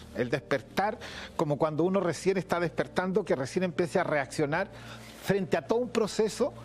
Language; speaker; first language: Spanish; native; Spanish